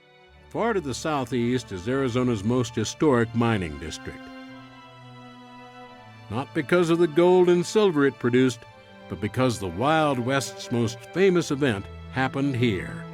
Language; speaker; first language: English; native; English